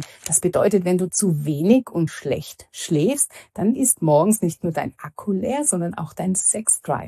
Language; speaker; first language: German; native; German